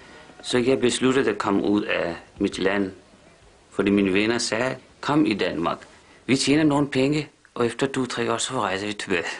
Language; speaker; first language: Danish; non-native, fluent; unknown